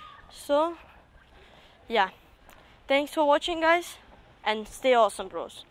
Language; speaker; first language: English; non-native, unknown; Russian